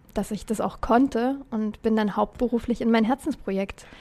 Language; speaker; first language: German; native; German